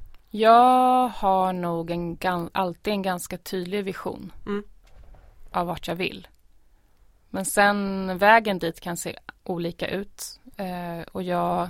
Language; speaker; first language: Swedish; native; Swedish